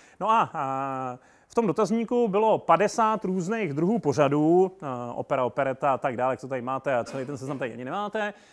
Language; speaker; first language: Czech; native; Czech